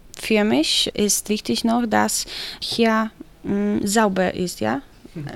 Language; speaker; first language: German; non-native, learner; Polish